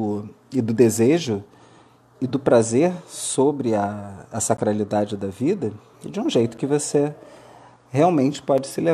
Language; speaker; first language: Portuguese; native; Portuguese